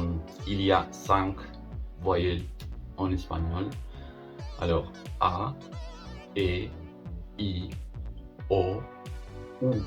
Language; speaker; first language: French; non-native, learner; Spanish